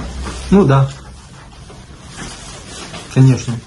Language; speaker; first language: Russian; non-native, fluent; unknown